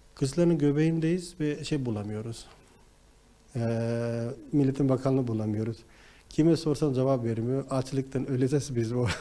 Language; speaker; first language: Turkish; non-native, fluent; Nepali